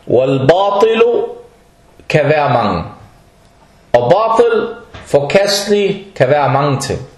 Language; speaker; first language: Danish; non-native, fluent; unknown